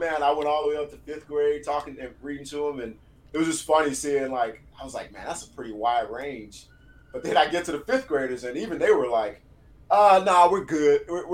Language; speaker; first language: English; native; English